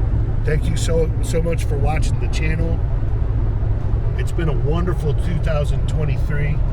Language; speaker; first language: English; native; English